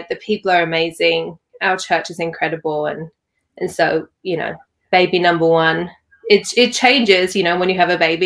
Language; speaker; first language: English; native; English